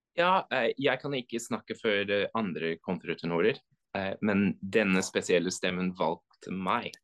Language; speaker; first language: Norwegian; non-native, fluent; English